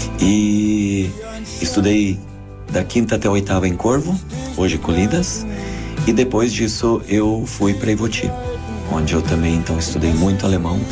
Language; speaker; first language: Portuguese; non-native, local second language; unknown